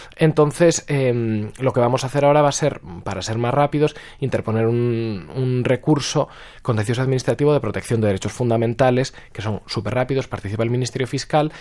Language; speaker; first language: Spanish; native; Spanish